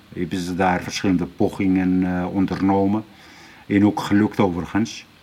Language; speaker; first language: Dutch; non-native, fluent; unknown